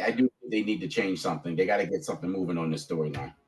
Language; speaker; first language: English; native; English